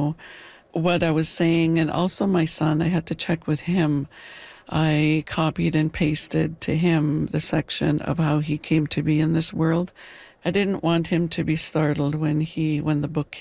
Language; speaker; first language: English; native; English